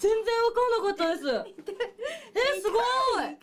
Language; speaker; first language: Japanese; native; Japanese